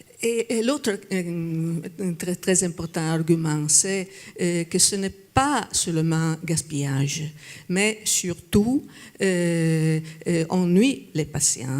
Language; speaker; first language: French; non-native, fluent; Italian